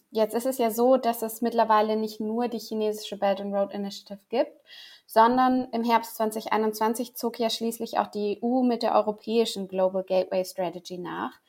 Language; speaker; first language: German; native; German